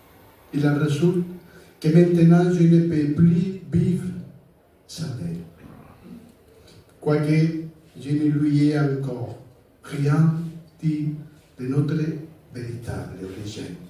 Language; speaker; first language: French; non-native, fluent; Spanish